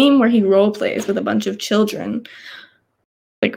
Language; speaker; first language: English; native; English